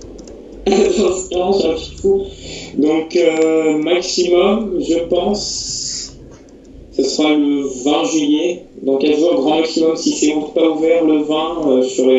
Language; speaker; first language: French; native; French